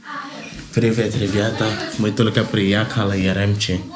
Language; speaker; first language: Russian; non-native, learner; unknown